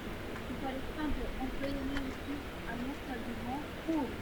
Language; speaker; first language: French; non-native, learner; Spanish